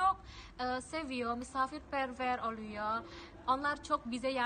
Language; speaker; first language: Turkish; non-native, fluent; Indonesian